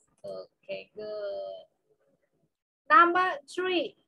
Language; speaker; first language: English; non-native, fluent; Indonesian